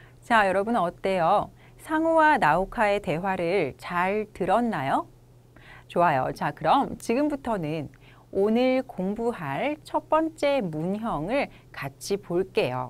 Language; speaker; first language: Korean; native; Korean